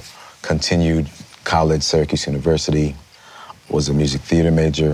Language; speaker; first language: English; native; English